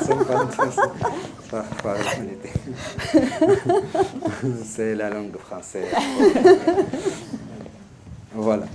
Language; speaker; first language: French; non-native, learner; Arabic